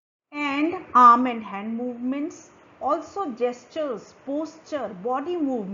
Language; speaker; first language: English; non-native, local second language; Hindi